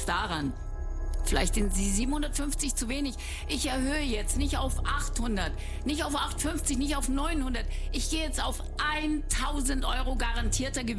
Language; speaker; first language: German; native; German